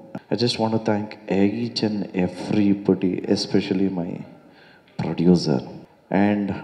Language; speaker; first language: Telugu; non-native, learner; Kannada